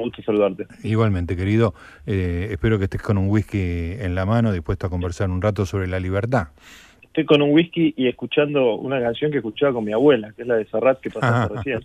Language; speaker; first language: Spanish; native; Spanish